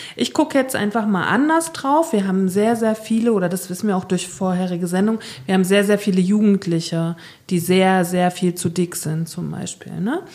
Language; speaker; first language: German; native; German